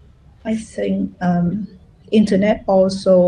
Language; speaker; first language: English; non-native, learner; Vietnamese